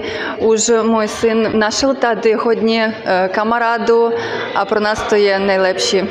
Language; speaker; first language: Czech; non-native, learner; Ukrainian